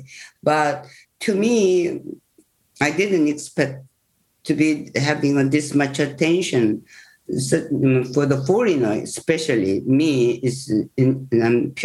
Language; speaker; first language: English; non-native, learner; Korean